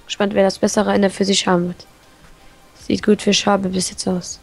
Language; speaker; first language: German; native; German